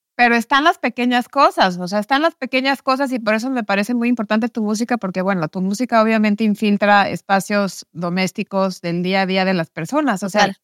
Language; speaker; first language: Spanish; native; Spanish